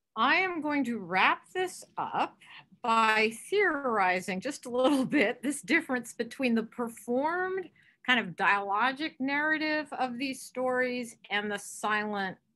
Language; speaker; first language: English; native; English